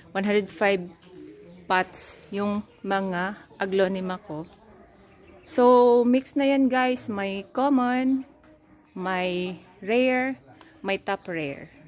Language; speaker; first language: Filipino; non-native, local second language; Cebuano